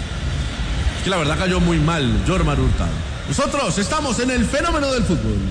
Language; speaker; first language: Spanish; native; Spanish